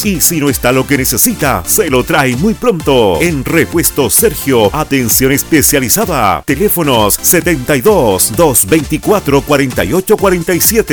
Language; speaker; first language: Spanish; native; Spanish